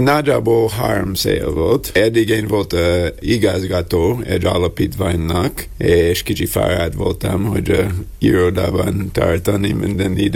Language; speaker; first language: Hungarian; non-native, learner; English